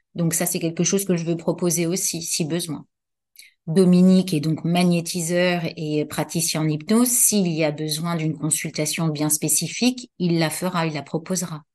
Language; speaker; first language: French; native; French